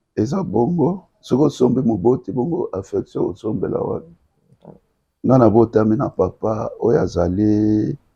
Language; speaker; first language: Lingala; non-native, local second language; Kongo